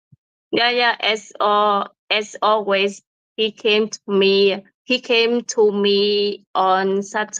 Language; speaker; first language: English; non-native, learner; Vietnamese